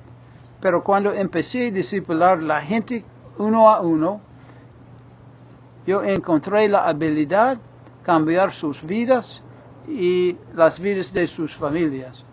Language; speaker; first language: Spanish; non-native, fluent; English